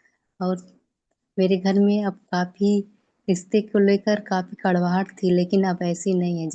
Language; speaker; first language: Hindi; native; Hindi